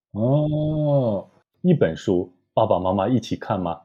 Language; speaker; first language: Chinese; native; Chinese